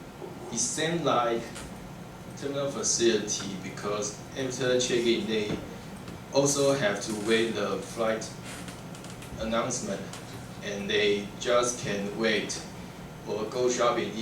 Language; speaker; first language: English; non-native, learner; Chinese